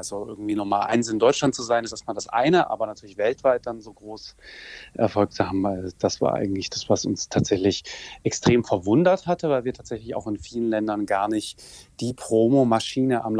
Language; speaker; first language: German; native; German